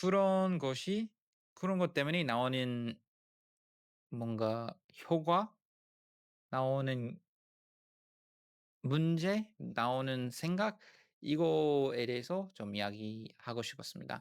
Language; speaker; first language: Korean; non-native, learner; English